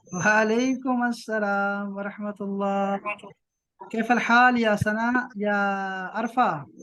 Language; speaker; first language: Arabic; non-native, fluent; Urdu